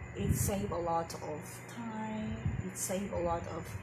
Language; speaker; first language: English; non-native, local second language; Filipino